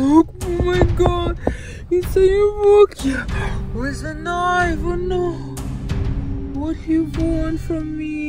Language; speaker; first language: English; non-native, learner; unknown